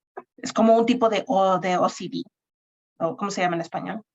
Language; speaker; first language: Spanish; native; Spanish